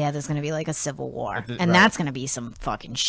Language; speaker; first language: English; native; English